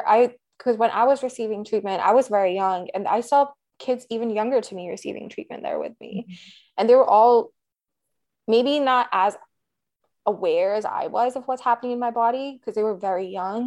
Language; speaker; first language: English; non-native, local second language; Hindi